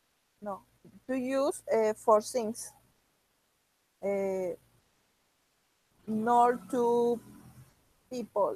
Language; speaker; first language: English; non-native, learner; Spanish